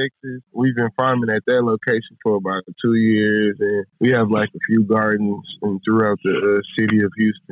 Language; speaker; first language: English; native; English